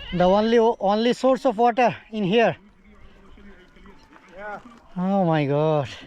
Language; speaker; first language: English; non-native, learner; Bangla